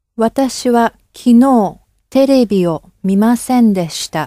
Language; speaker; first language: Japanese; non-native, learner; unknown